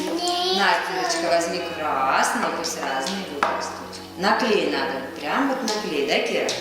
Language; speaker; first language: Russian; native; Russian